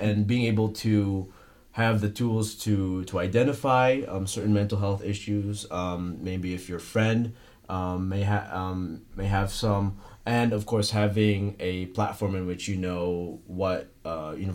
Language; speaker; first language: English; native; English